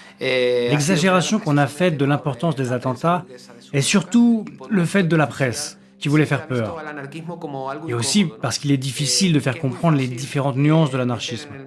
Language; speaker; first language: French; native; French